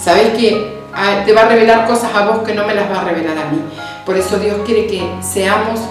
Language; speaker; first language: Spanish; native; Spanish